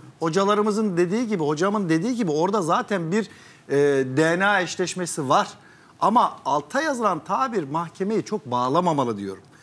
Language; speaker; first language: Turkish; native; Turkish